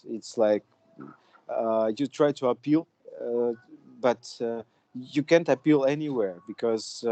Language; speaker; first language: English; non-native, fluent; Russian